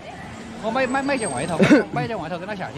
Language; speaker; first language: Chinese; native; Chinese